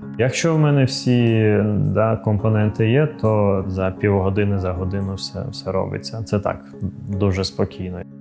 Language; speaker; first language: Ukrainian; non-native, local second language; Crimean Tatar